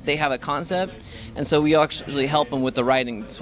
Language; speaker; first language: English; native; English